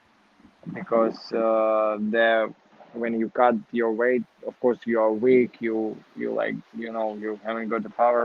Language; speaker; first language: English; non-native, learner; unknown